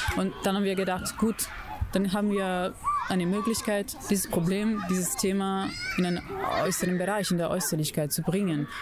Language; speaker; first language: German; non-native, fluent; Italian